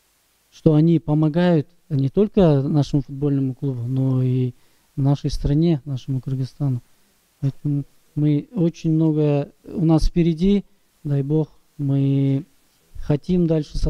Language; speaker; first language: Russian; non-native, local second language; Kyrgyz